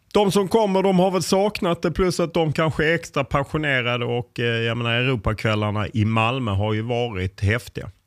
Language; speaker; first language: Swedish; native; Swedish